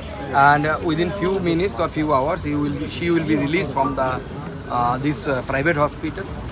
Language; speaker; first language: English; non-native, local second language; Bangla